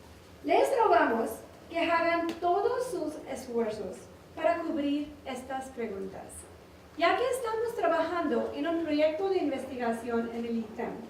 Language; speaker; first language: Spanish; non-native, learner; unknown